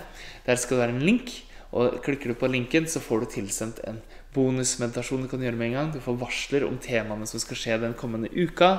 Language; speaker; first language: Norwegian; native; Norwegian